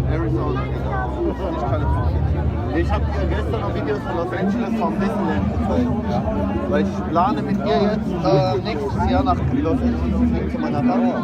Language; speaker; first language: German; early bilingual, other home language; English